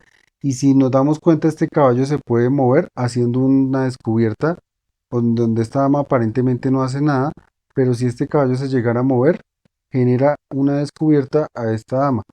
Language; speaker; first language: Spanish; native; Spanish